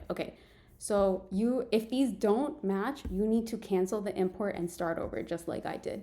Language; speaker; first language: English; native; English